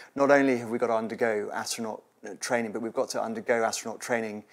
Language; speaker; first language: English; native; English